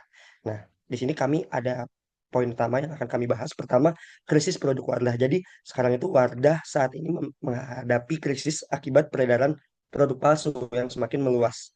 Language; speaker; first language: Indonesian; native; Indonesian